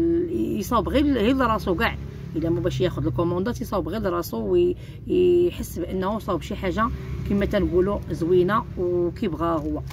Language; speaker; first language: Arabic; native; Arabic